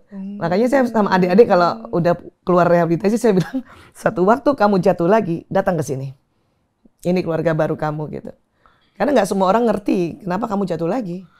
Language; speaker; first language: Indonesian; native; Indonesian